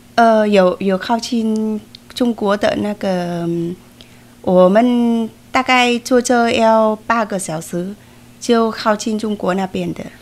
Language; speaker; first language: Chinese; non-native, fluent; Vietnamese